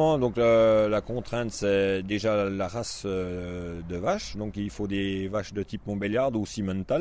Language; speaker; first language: French; native; French